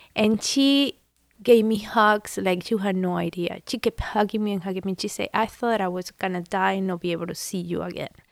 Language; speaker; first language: English; non-native, fluent; Spanish